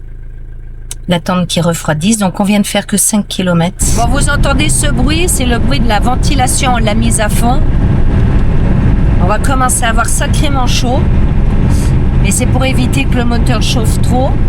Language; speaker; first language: French; native; French